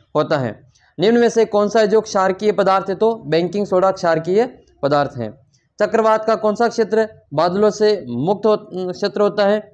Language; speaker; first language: Hindi; native; Hindi